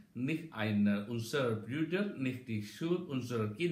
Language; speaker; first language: German; non-native, learner; Indonesian